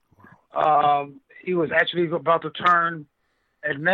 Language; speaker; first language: English; native; English